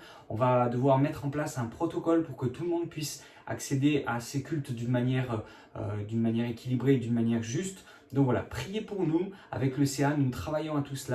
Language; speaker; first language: French; native; French